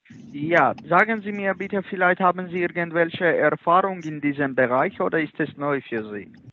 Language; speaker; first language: German; non-native, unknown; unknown